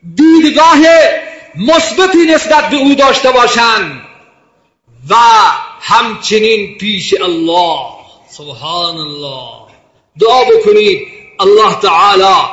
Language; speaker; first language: Persian; non-native, local second language; Baluchi